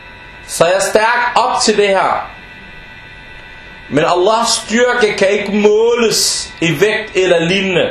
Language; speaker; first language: Danish; non-native, fluent; Arabic